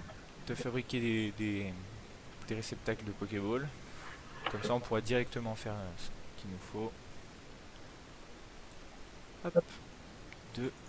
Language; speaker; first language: French; native; French